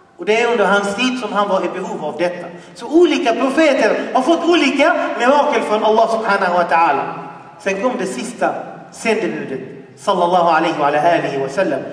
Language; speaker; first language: Swedish; non-native, fluent; Arabic